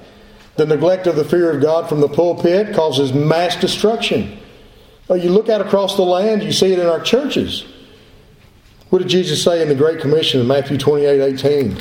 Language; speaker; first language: English; native; English